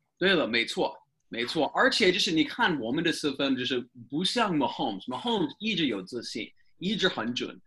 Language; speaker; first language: Chinese; non-native, fluent; English